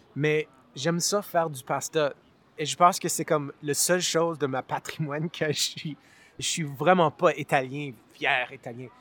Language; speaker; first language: French; non-native, local second language; English